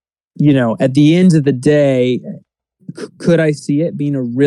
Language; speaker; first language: English; native; English